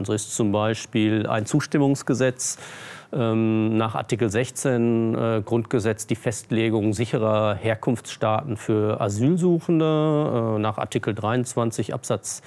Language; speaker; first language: German; native; German